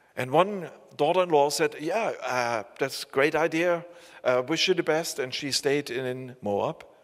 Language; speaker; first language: English; non-native, fluent; German